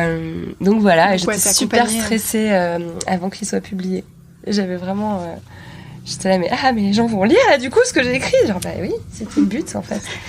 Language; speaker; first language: French; native; French